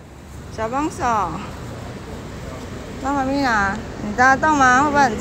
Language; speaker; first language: Chinese; native; Chinese